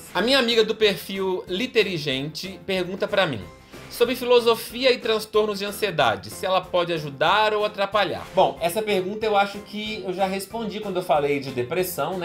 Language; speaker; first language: Portuguese; native; Portuguese